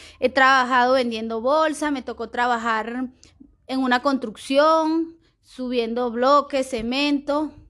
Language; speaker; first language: Spanish; native; Spanish